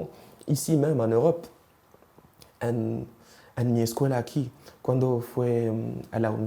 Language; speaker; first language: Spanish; non-native, learner; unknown